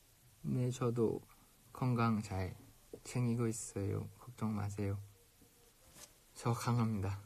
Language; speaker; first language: Korean; non-native, fluent; Thai